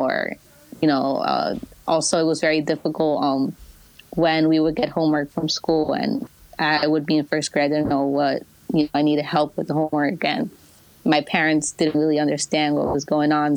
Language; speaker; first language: English; early bilingual, other home language; Spanish